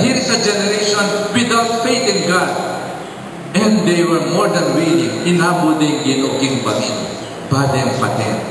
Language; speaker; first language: English; non-native, local second language; Filipino